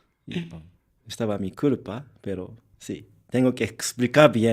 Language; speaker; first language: Spanish; non-native, learner; Japanese